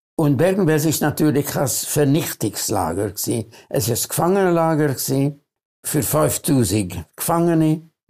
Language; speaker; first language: German; early bilingual, other home language; Hungarian